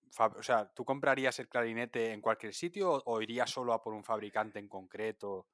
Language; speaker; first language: Spanish; native; Spanish